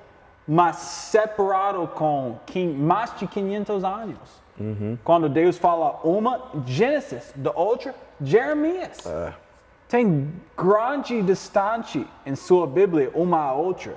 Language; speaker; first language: Portuguese; non-native, learner; English